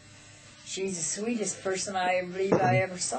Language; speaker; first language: English; native; English